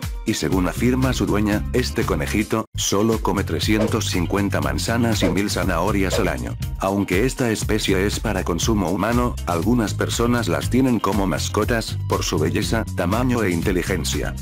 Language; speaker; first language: Spanish; native; Spanish